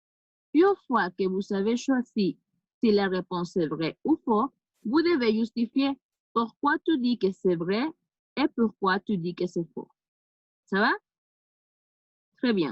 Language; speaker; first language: French; non-native, fluent; Spanish